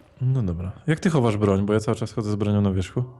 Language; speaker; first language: Polish; native; Polish